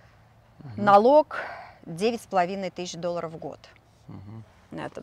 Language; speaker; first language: Russian; native; Russian